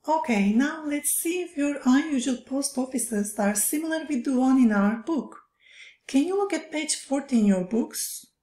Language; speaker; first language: English; non-native, fluent; Turkish